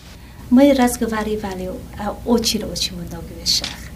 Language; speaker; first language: Russian; non-native, fluent; Vietnamese